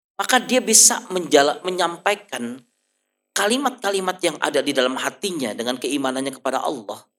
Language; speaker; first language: Indonesian; non-native, fluent; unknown